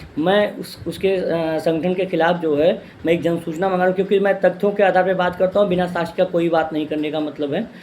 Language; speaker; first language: Hindi; native; Hindi